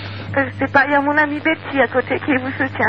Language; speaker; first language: French; non-native, learner; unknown